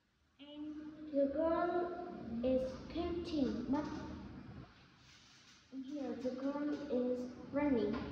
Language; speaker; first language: English; non-native, learner; Vietnamese